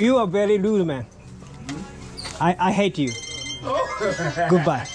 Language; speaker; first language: English; non-native, learner; Japanese